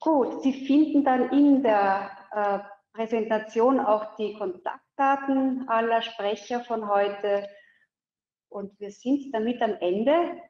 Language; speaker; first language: German; native; German